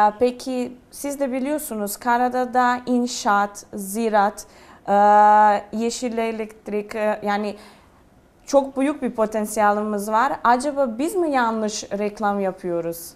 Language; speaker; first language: Turkish; non-native, fluent; Serbian